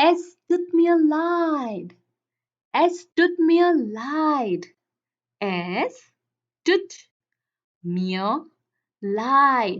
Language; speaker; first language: German; non-native, fluent; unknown